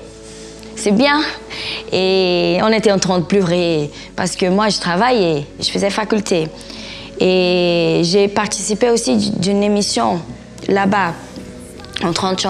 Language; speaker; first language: French; non-native, fluent; Portuguese